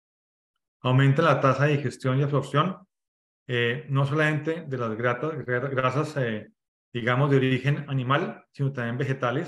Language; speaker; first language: Spanish; native; Spanish